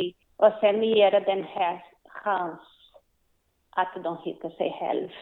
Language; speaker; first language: Swedish; non-native, learner; Portuguese